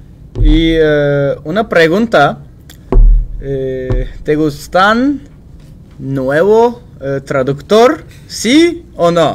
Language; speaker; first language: Spanish; non-native, learner; Turkish